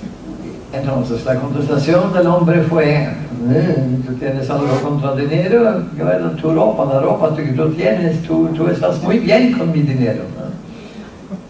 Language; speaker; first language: Spanish; non-native, fluent; Norwegian